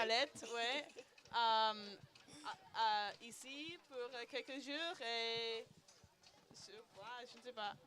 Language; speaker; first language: French; non-native, learner; English